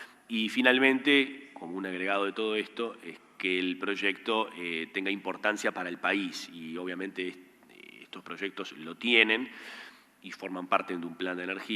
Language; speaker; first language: Spanish; native; Spanish